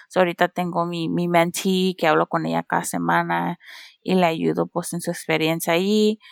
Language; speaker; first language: Spanish; early bilingual, heritage; Spanish